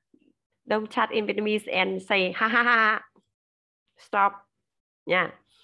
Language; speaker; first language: English; non-native, learner; Vietnamese